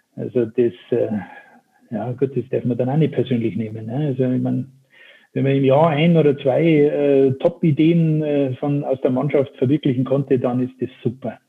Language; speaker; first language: German; native; German